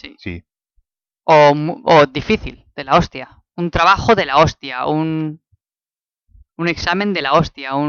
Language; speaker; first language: Spanish; native; Spanish